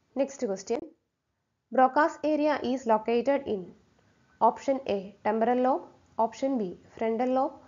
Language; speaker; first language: English; non-native, local second language; Malayalam